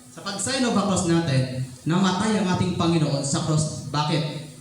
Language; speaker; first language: Filipino; non-native, local second language; Cebuano